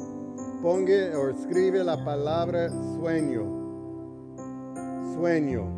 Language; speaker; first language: Spanish; early bilingual, heritage; English